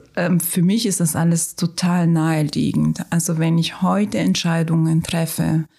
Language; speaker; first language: German; non-native, fluent; Turkish